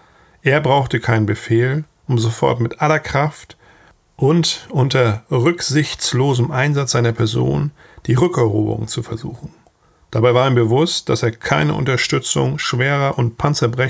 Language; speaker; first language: German; native; German